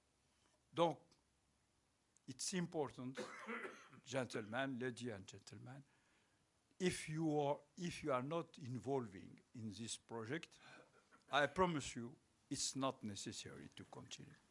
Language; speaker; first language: English; non-native, local second language; French